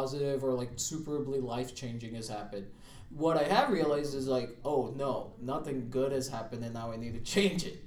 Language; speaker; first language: English; non-native, local second language; Marathi